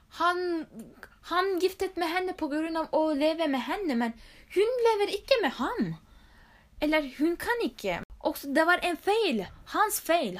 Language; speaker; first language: Norwegian; non-native, learner; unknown